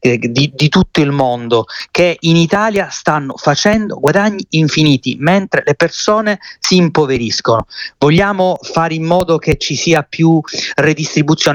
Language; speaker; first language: Italian; native; Italian